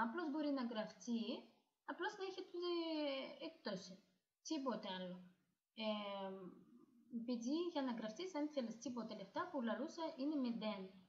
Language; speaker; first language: Greek; non-native, learner; Russian